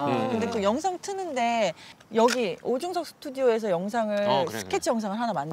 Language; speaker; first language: Korean; native; Korean